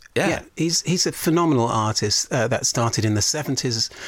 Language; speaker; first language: English; native; English